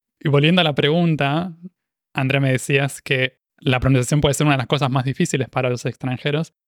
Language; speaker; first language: Spanish; native; Spanish